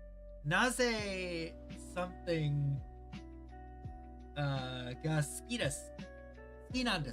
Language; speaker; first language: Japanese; non-native, learner; English